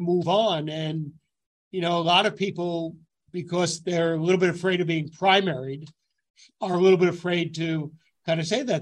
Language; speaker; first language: English; native; English